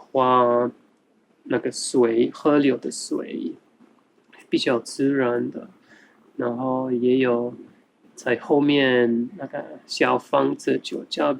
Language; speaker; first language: Chinese; non-native, fluent; German